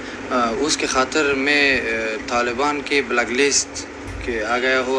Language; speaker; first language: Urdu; non-native, learner; Persian